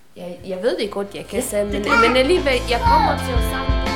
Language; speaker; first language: Danish; non-native, learner; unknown